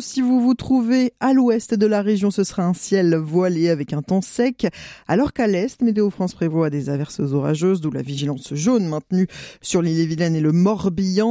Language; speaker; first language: French; native; French